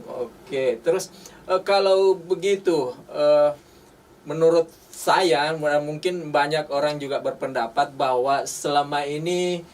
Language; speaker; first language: Indonesian; native; Indonesian